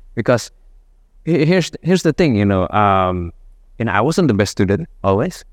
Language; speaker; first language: English; non-native, fluent; Indonesian